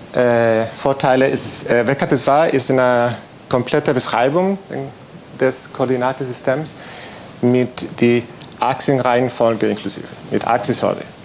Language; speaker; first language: German; non-native, learner; Spanish